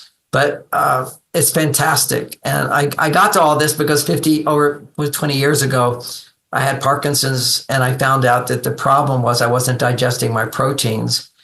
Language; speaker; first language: English; native; English